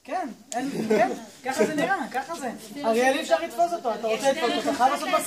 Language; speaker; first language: Hebrew; native; Hebrew